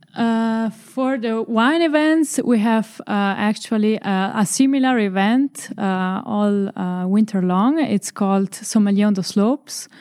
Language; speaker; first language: English; non-native, fluent; Italian